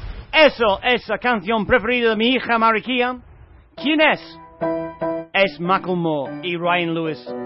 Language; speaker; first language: Spanish; non-native, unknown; English